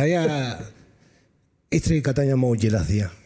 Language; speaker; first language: Indonesian; non-native, fluent; Spanish